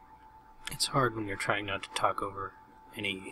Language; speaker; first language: English; native; English